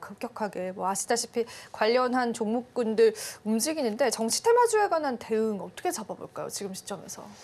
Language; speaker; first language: Korean; native; Korean